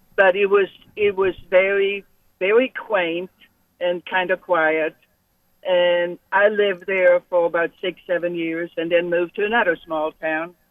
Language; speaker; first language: English; non-native, fluent; Swedish